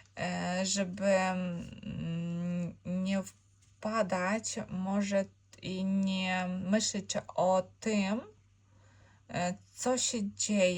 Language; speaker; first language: Polish; non-native, learner; Ukrainian